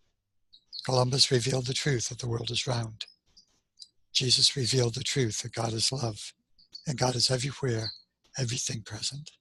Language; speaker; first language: English; native; English